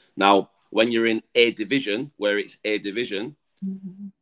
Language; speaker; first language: English; native; English